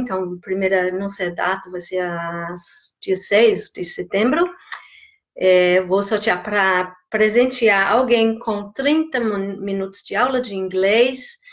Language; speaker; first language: Portuguese; non-native, fluent; English